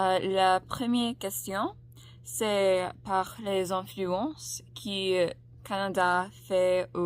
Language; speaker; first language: French; non-native, learner; English